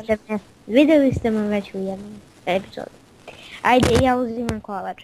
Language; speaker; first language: Bosnian; native; Bosnian